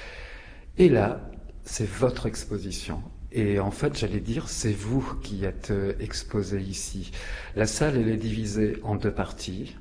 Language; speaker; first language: French; native; French